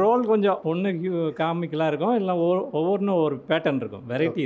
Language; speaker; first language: Tamil; native; Tamil